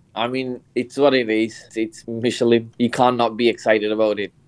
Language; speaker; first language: English; non-native, local second language; Sinhala